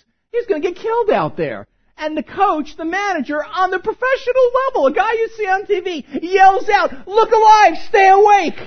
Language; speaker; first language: English; native; English